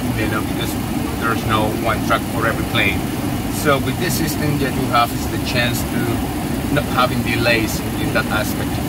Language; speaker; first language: English; non-native, fluent; Spanish